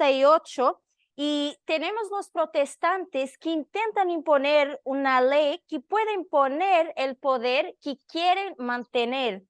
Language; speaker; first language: Spanish; non-native, learner; Portuguese